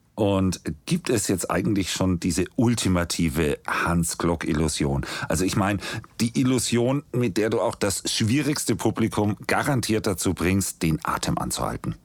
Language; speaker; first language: German; native; German